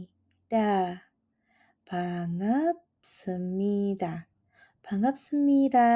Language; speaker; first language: Korean; non-native, fluent; Indonesian